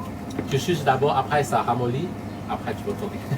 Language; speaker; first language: French; non-native, local second language; Chinese